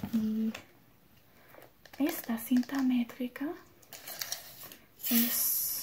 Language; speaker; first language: Spanish; non-native, learner; English